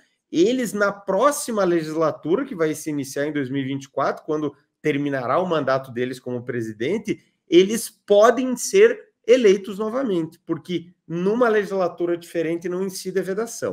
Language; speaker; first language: Portuguese; native; Portuguese